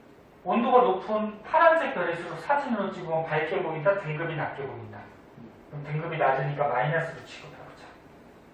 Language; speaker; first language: Korean; native; Korean